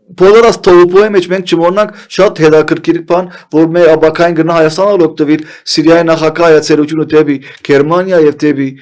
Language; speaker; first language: Armenian; early bilingual, heritage; Armenian